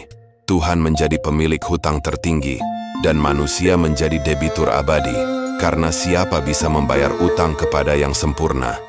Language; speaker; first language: Indonesian; native; Indonesian